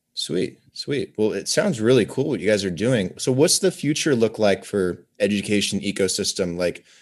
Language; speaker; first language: English; native; English